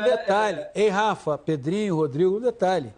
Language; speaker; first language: Portuguese; native; Portuguese